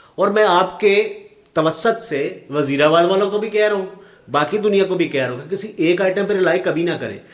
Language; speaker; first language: Urdu; non-native, local second language; Punjabi